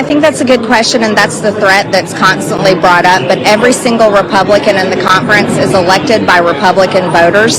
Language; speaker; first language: English; native; English